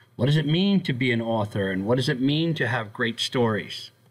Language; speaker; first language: English; native; English